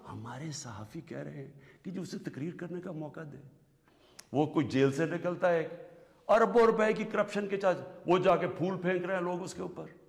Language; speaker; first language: Urdu; native; Urdu